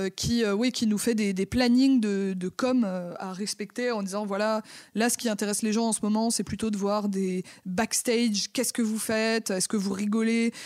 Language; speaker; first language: French; native; French